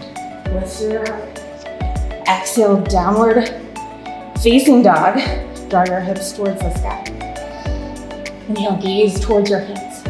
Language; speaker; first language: English; native; English